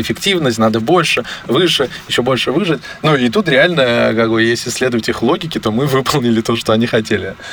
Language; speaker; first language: Russian; native; Russian